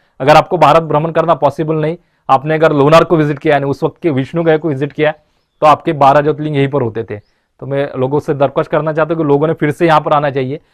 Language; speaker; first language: Hindi; non-native, local second language; Marathi